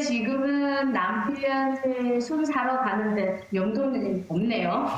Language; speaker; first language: Korean; non-native, fluent; Vietnamese